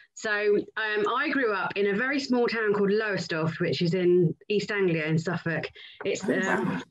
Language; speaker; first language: English; native; English